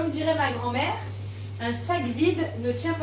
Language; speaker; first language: French; native; French